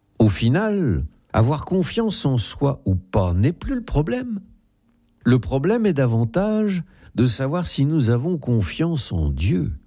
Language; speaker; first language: French; native; French